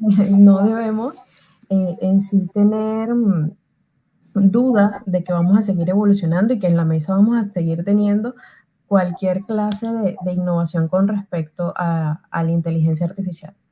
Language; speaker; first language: Spanish; native; Spanish